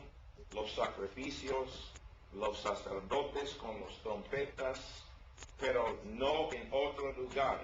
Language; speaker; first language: Spanish; non-native, learner; English